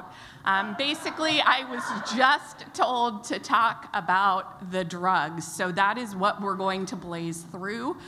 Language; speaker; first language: English; native; English